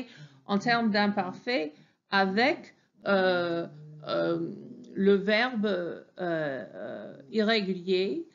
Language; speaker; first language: French; non-native, fluent; English